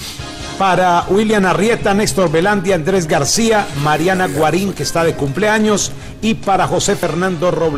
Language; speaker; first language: Spanish; native; Spanish